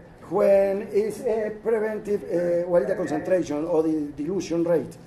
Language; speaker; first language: English; non-native, learner; Spanish